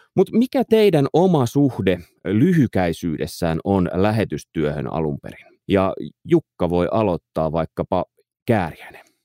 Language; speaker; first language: Finnish; native; Finnish